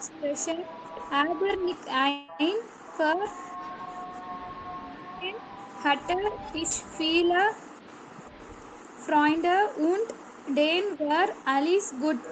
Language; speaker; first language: German; non-native, learner; Tamil